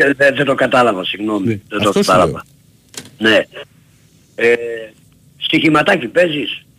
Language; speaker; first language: Greek; native; Greek